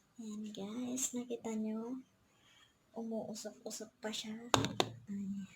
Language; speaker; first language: Filipino; non-native, local second language; Bikol